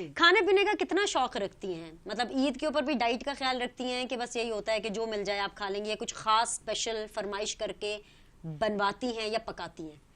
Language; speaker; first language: Urdu; native; Urdu